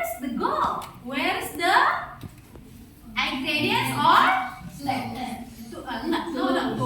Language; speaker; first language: English; non-native, learner; Indonesian